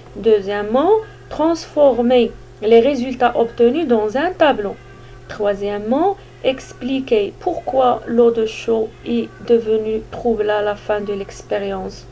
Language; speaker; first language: French; non-native, local second language; Arabic